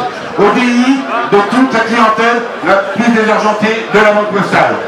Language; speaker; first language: French; native; French